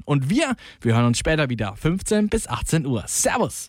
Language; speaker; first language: German; native; German